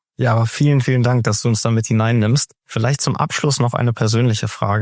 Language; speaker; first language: German; native; German